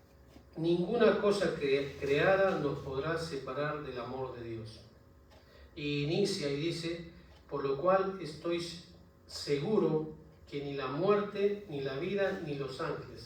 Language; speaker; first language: Spanish; native; Spanish